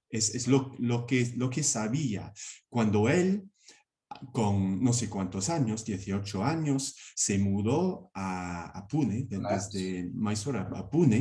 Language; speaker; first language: Spanish; non-native, fluent; English